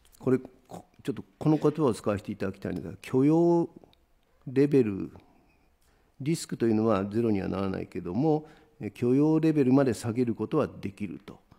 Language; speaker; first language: Japanese; native; Japanese